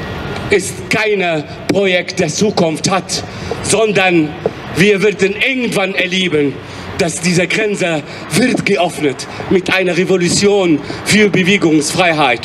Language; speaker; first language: German; non-native, fluent; Arabic